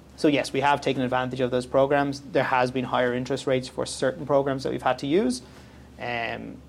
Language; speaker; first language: English; native; English